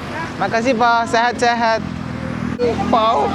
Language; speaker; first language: Indonesian; non-native, learner; Malayalam